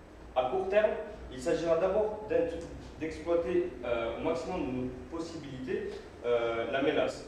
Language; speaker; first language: French; native; French